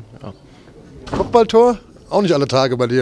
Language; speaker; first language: German; native; German